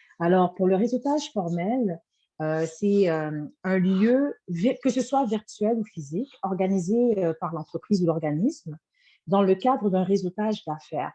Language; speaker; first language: French; native; French